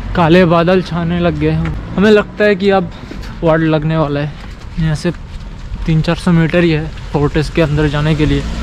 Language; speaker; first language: Hindi; non-native, local second language; Bangla